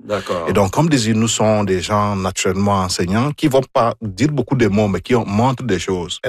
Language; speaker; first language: French; non-native, fluent; Igbo